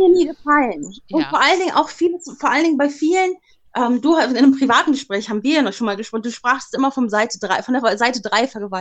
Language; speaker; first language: German; native; German